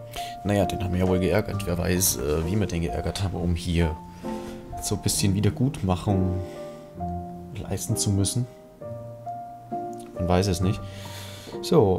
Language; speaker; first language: German; native; German